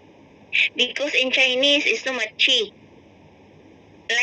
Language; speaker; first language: English; non-native, local second language; Filipino